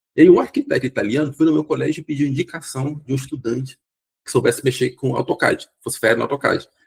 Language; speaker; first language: Portuguese; non-native, local second language; Kabuverdianu